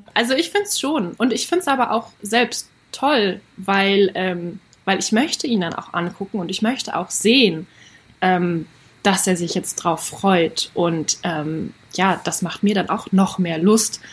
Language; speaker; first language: German; native; German